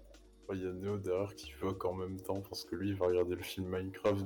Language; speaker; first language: French; native; French